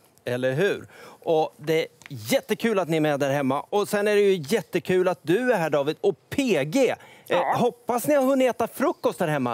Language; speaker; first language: Swedish; native; Swedish